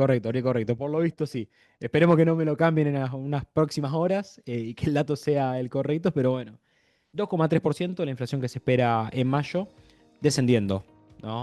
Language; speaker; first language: Spanish; native; Spanish